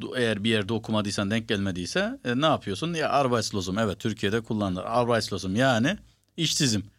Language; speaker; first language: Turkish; early bilingual, heritage; Turkish